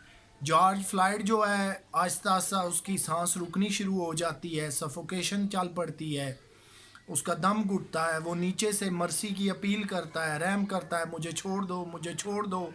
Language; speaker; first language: Urdu; native; Urdu